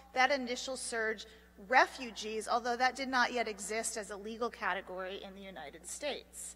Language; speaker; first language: English; native; English